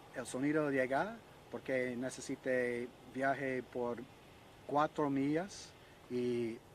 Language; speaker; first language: Spanish; non-native, learner; English